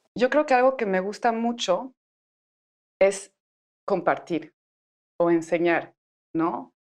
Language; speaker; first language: Spanish; non-native, fluent; French